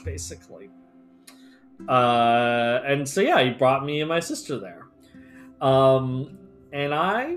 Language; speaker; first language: English; native; English